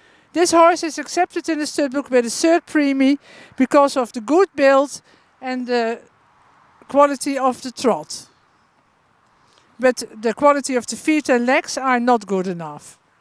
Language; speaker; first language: English; non-native, fluent; Dutch